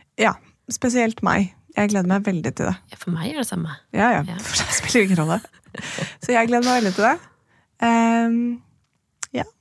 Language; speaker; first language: Norwegian; native; Norwegian